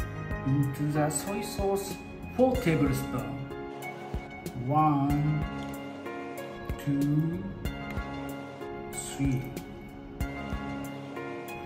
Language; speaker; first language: English; non-native, learner; Japanese